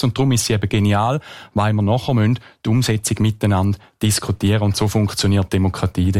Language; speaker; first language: German; native; German